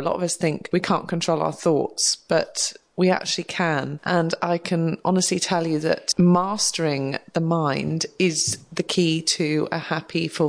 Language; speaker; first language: English; native; English